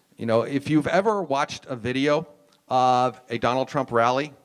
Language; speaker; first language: English; native; English